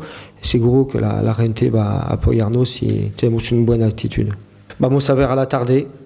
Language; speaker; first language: Spanish; non-native, fluent; French